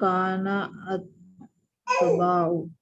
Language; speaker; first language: Arabic; non-native, learner; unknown